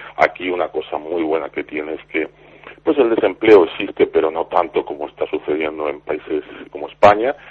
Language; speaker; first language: Spanish; native; Spanish